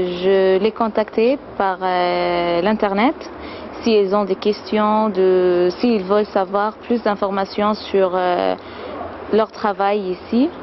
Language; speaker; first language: French; non-native, fluent; Arabic